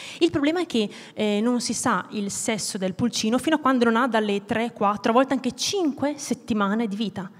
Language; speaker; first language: Italian; native; Italian